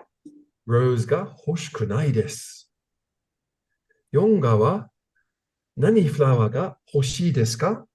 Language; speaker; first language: Japanese; non-native, learner; English